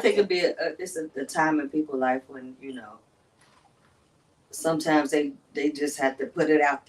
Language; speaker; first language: English; native; English